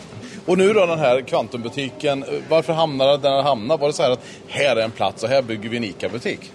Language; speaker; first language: Swedish; native; Swedish